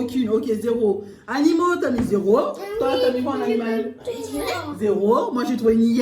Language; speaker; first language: French; native; French